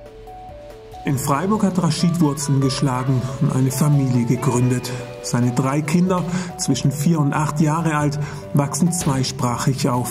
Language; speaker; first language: German; native; German